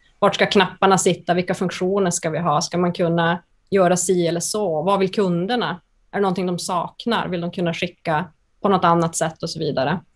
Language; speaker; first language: Swedish; native; Swedish